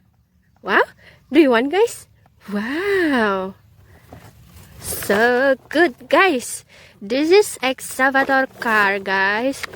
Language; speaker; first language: English; non-native, learner; Indonesian